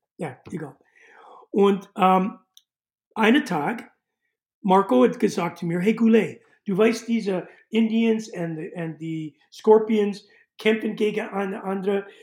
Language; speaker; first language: German; non-native, learner; English